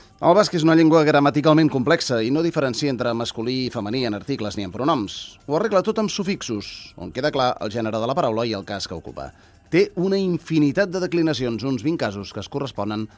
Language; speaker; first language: Catalan; native; Catalan